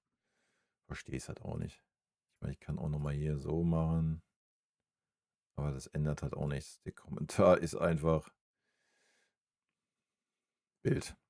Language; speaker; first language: German; native; German